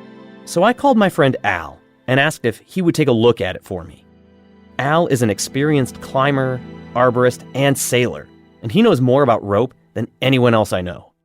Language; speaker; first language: English; native; English